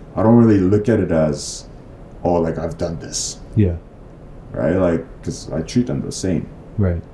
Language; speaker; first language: English; non-native, fluent; Korean